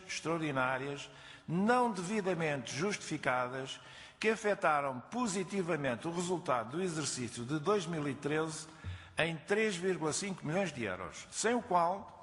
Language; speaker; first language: Portuguese; native; Portuguese